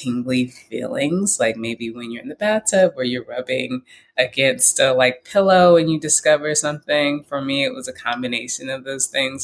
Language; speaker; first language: English; native; English